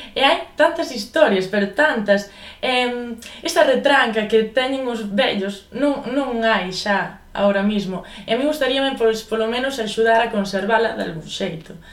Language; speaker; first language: Galician; native; Galician